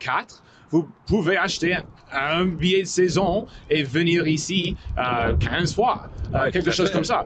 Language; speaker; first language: French; non-native, local second language; English